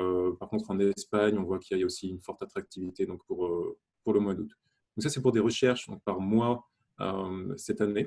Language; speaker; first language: French; native; French